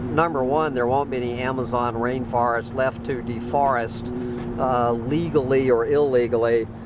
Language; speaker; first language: English; native; English